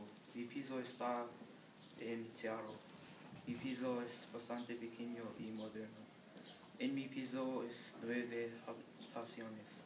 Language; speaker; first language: Spanish; non-native, learner; English